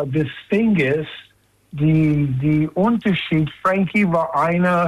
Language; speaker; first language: German; non-native, learner; English